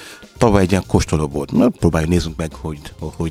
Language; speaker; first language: Hungarian; non-native, learner; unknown